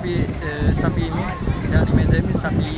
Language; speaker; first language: Turkish; non-native, learner; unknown